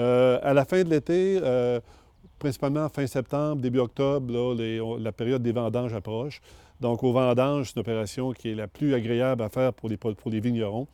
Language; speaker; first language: French; native; French